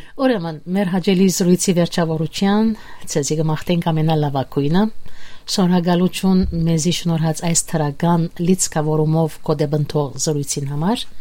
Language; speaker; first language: Armenian; native; Armenian